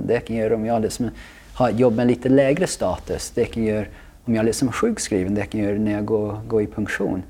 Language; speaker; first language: Swedish; non-native, fluent; English